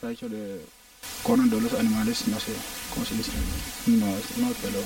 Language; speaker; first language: Spanish; non-native, learner; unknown